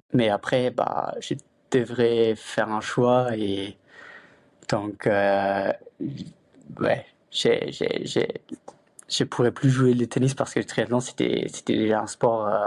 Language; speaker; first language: French; non-native, fluent; Luxembourgish